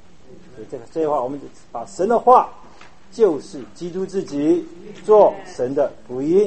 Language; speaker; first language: Chinese; native; Chinese